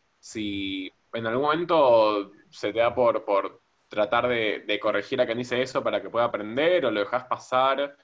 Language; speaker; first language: Spanish; native; Spanish